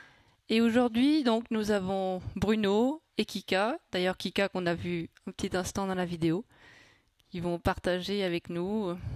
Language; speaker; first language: French; native; French